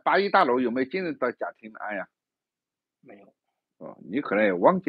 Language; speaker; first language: Chinese; native; Chinese